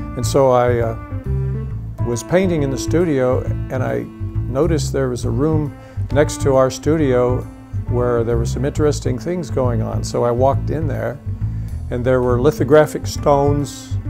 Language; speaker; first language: English; native; English